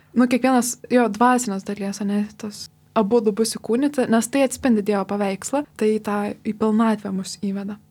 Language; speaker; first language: Lithuanian; native; Lithuanian